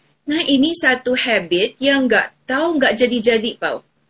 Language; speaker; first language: Indonesian; non-native, fluent; Filipino